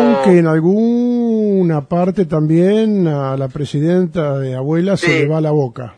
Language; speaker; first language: Spanish; native; Spanish